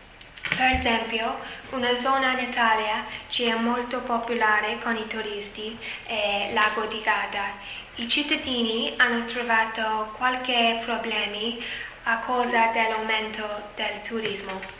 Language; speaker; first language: Italian; non-native, learner; English